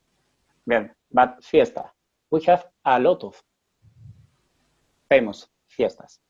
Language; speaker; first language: English; non-native, learner; Spanish